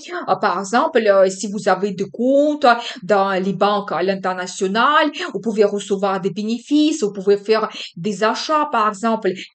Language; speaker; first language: French; non-native, fluent; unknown